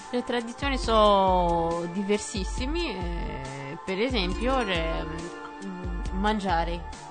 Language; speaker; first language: Italian; non-native, fluent; Kinyarwanda